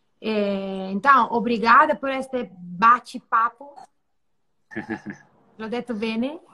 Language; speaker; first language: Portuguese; non-native, learner; Italian